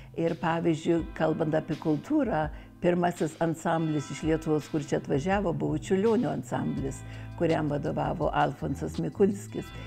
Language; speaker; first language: Lithuanian; early bilingual, heritage; Lithuanian